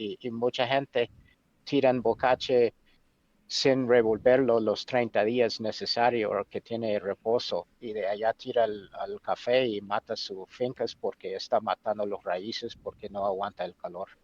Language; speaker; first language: Spanish; non-native, fluent; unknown